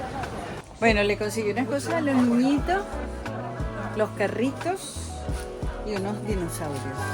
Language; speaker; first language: Spanish; native; Spanish